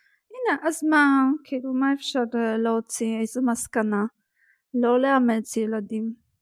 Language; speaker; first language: Hebrew; non-native, fluent; Polish